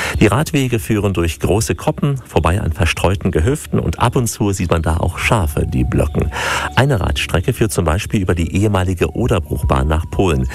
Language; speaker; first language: German; native; German